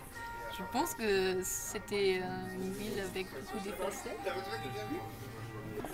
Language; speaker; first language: French; non-native, learner; German